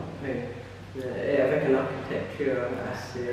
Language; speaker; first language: French; non-native, fluent; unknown